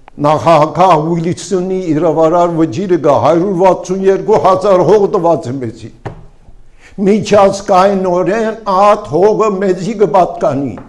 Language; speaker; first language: Armenian; early bilingual, heritage; Armenian